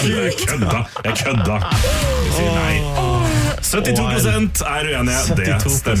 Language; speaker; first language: Norwegian; native; Norwegian